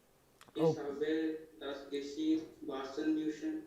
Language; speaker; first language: German; non-native, learner; Hindi